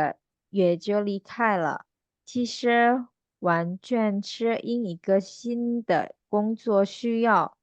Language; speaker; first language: Chinese; non-native, learner; Indonesian